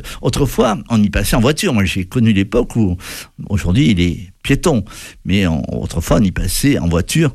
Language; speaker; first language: French; native; French